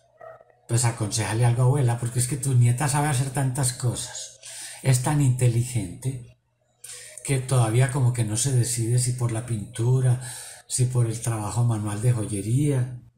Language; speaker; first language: Spanish; native; Spanish